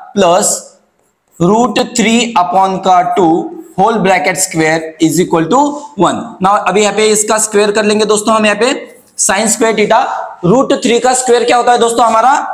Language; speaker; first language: Hindi; non-native, local second language; Marathi